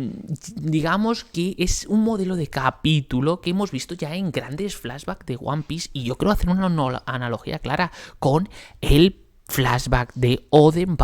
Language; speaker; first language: Spanish; native; Spanish